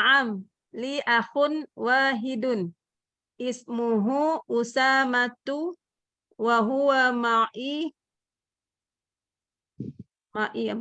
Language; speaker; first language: Arabic; non-native, learner; Indonesian